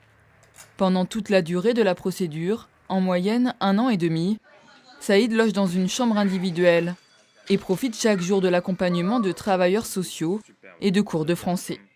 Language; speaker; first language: French; native; French